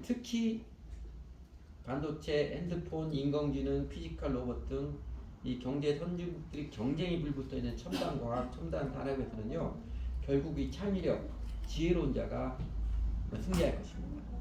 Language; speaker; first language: Korean; native; Korean